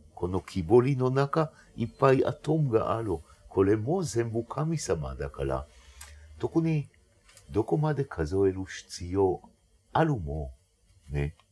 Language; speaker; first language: Japanese; non-native, fluent; Hebrew